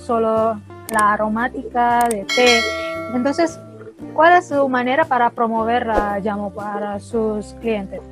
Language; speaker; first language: Spanish; non-native, learner; Indonesian